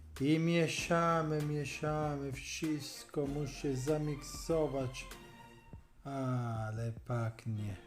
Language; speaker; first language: Polish; non-native, learner; Italian